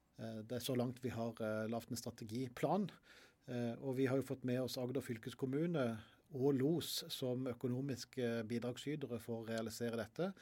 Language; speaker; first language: Norwegian; native; Norwegian